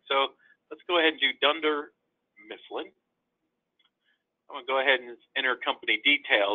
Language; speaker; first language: English; native; English